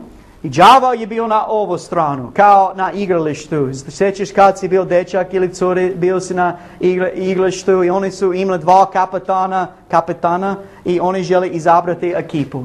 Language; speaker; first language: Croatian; non-native, learner; English